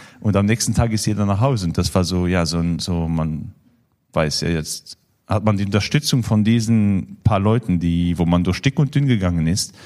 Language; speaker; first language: German; non-native, local second language; Luxembourgish